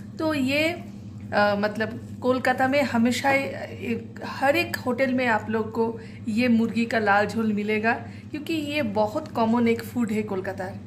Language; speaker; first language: Hindi; non-native, local second language; Bangla